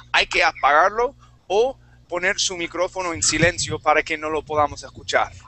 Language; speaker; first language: Spanish; non-native, fluent; English